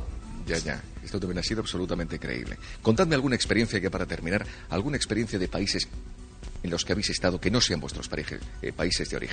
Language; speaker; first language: Spanish; native; Spanish